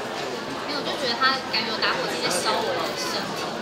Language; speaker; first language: Chinese; native; Chinese